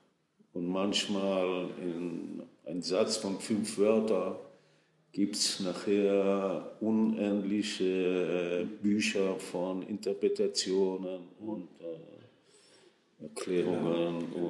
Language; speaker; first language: German; non-native, fluent; Hebrew